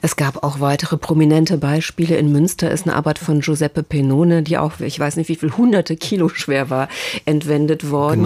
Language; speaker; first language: German; native; German